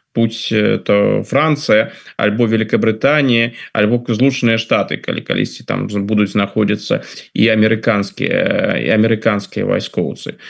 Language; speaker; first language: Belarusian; non-native, local second language; Russian